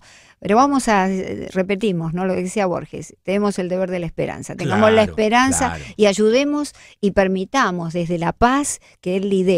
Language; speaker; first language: Spanish; native; Spanish